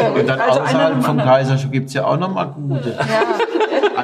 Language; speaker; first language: German; native; German